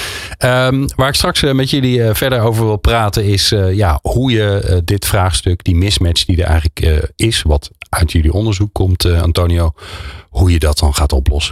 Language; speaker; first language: Dutch; native; Dutch